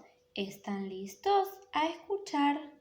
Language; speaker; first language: Spanish; native; Spanish